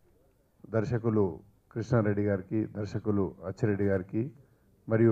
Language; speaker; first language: Telugu; native; Telugu